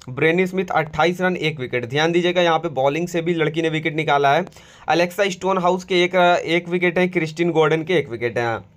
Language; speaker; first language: Hindi; native; Hindi